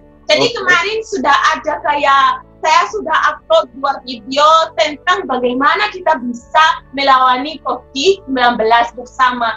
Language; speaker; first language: Indonesian; non-native, fluent; Shona